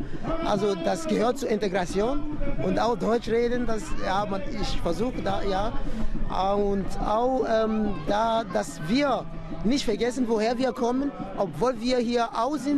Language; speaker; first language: German; non-native, fluent; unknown